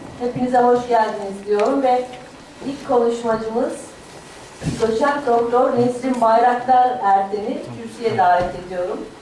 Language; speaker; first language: Turkish; native; Turkish